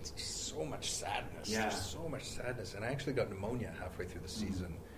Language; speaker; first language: English; native; English